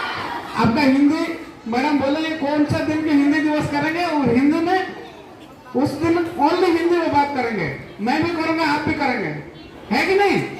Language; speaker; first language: Hindi; non-native, local second language; Odia